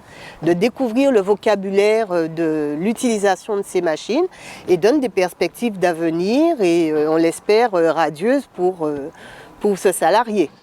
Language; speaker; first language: French; native; French